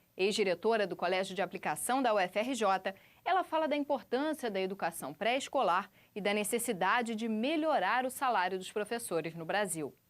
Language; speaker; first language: Portuguese; native; Portuguese